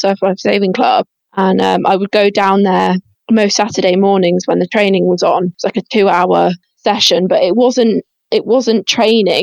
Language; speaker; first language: English; native; English